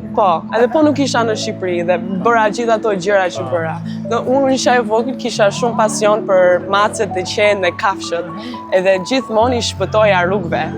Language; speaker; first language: Albanian; native; Albanian